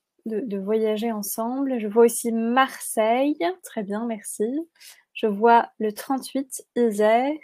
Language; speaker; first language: French; native; French